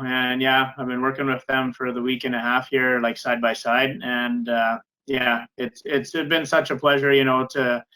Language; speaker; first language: English; native; English